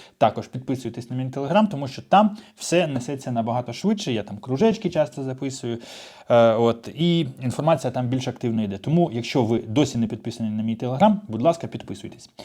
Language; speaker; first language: Ukrainian; non-native, local second language; Russian